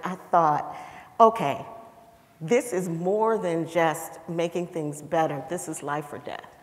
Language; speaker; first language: English; native; English